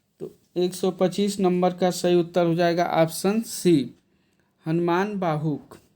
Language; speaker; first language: Hindi; native; Hindi